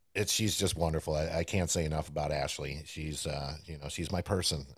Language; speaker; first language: English; early bilingual, other home language; Spanish